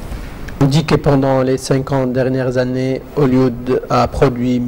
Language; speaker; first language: French; non-native, fluent; Arabic